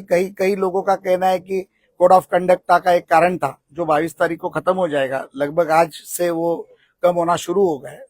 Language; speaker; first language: Hindi; non-native, local second language; Marathi